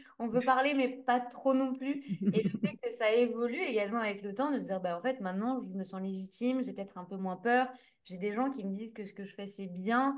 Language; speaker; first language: French; native; French